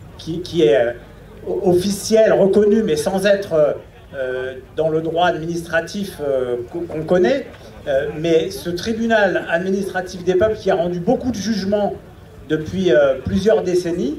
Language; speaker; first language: French; native; French